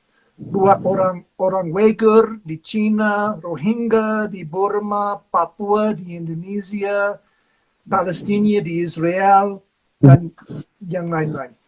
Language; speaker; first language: Indonesian; non-native, fluent; English